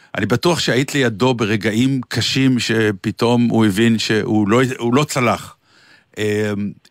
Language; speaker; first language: Hebrew; native; Hebrew